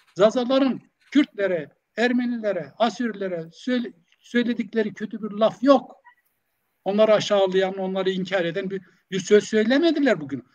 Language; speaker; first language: Turkish; non-native, local second language; Zaza